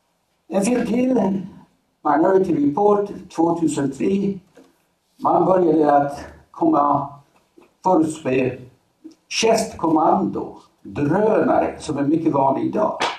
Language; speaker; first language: Swedish; non-native, fluent; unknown